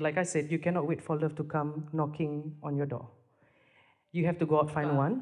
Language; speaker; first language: English; non-native, local second language; Malay